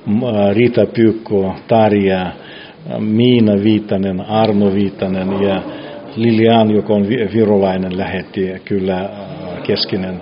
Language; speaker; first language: Finnish; non-native, fluent; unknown